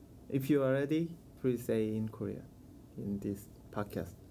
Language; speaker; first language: English; non-native, learner; Korean